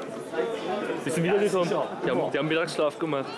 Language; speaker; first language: German; native; German